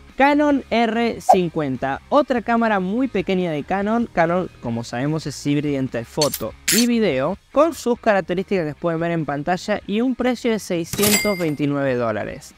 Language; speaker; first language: Spanish; native; Spanish